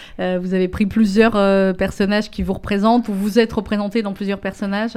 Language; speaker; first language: French; native; French